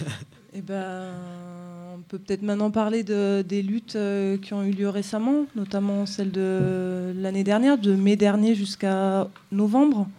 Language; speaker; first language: French; native; French